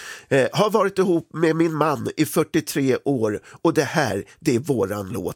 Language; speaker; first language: Swedish; native; Swedish